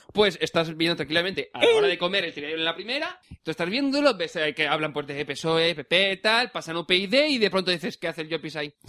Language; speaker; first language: Spanish; native; Spanish